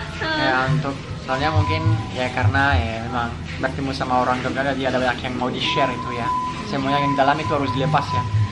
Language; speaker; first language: Indonesian; non-native, fluent; French